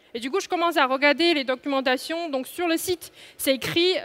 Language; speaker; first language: French; non-native, fluent; Chinese